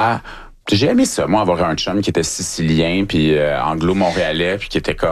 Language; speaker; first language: French; native; French